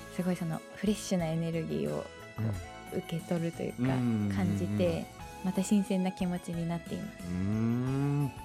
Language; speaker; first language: Japanese; native; Japanese